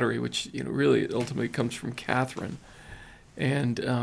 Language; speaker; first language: English; native; English